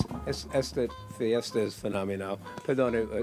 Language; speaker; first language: Spanish; non-native, learner; English